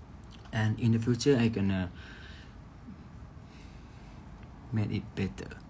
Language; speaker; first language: English; non-native, learner; Thai